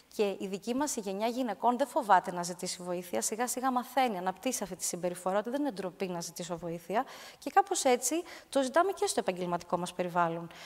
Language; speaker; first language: Greek; native; Greek